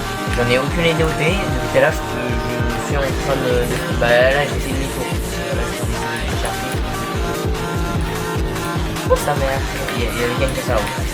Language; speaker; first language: French; native; French